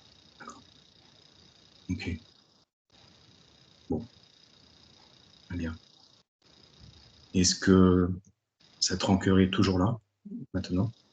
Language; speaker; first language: French; native; French